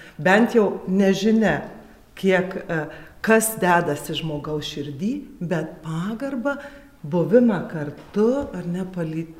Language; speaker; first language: Lithuanian; native; Lithuanian